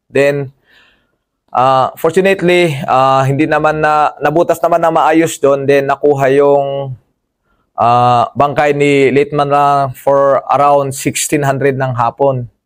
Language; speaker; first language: Filipino; non-native, local second language; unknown